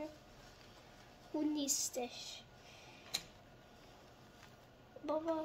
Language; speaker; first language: Persian; early bilingual, heritage; Persian